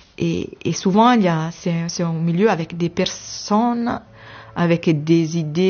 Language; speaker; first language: French; non-native, fluent; Italian